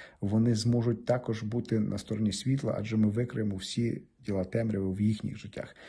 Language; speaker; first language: Ukrainian; native; Ukrainian